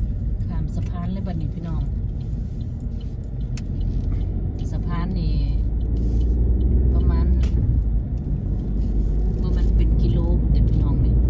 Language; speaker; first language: Thai; non-native, local second language; Lao